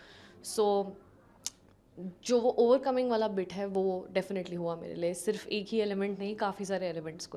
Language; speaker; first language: Hindi; native; Hindi